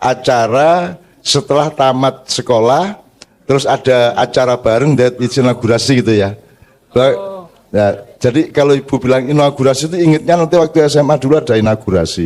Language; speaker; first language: Indonesian; native; Indonesian